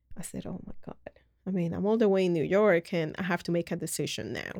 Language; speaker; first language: English; early bilingual, other home language; Spanish